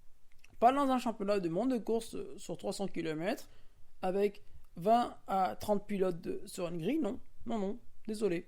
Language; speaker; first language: French; native; French